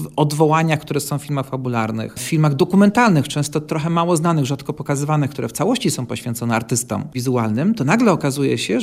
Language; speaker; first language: Polish; native; Polish